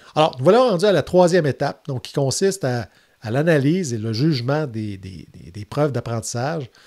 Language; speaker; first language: French; native; French